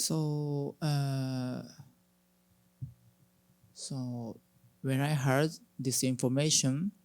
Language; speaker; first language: English; non-native, learner; Japanese